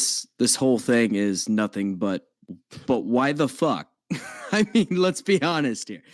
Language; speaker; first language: English; native; English